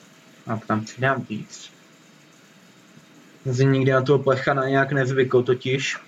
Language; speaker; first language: Czech; native; Czech